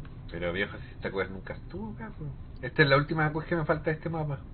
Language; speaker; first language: Spanish; native; Spanish